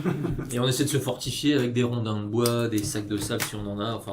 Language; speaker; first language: French; native; French